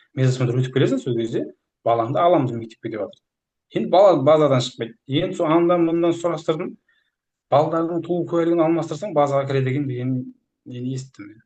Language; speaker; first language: Kazakh; early bilingual, heritage; Kazakh